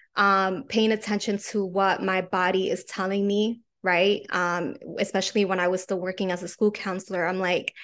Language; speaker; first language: English; native; English